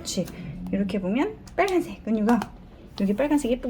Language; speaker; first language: Korean; native; Korean